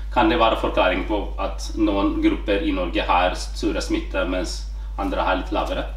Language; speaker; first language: Norwegian; non-native, fluent; Amharic